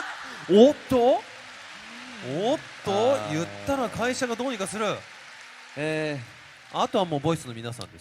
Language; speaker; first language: Japanese; native; Japanese